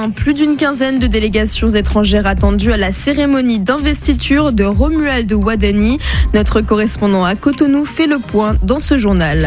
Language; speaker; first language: French; native; French